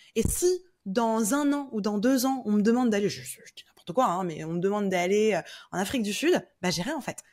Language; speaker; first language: French; native; French